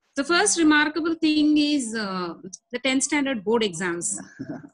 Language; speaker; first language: English; non-native, local second language; Hindi